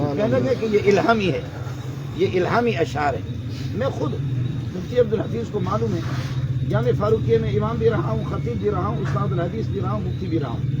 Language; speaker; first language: Urdu; non-native, fluent; Baluchi